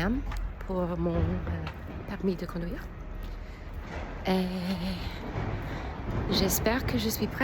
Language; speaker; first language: French; non-native, learner; English